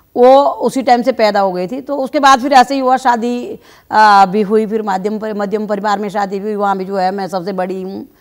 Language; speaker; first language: Hindi; native; Hindi